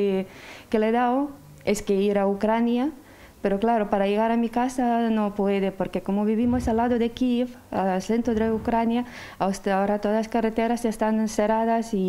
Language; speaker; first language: Spanish; non-native, fluent; Ukrainian